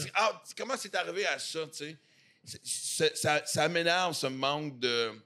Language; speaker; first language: French; native; French